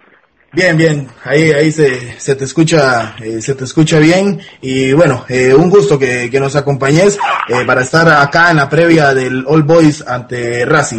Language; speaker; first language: Spanish; native; Spanish